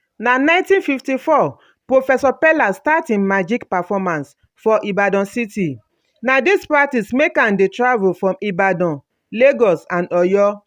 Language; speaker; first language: Nigerian Pidgin; native; Nigerian Pidgin